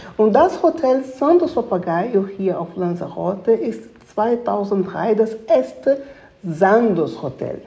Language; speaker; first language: German; non-native, fluent; Portuguese